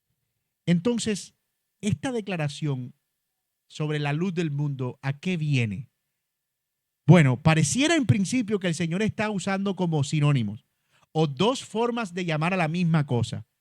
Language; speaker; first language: Spanish; native; Spanish